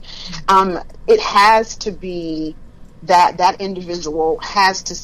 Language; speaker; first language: English; native; English